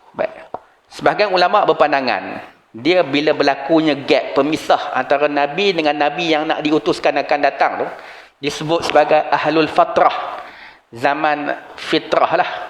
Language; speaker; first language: Malay; native; Malay